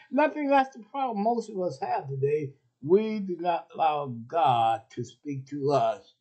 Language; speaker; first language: English; native; English